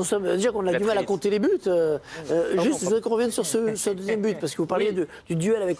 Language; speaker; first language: French; native; French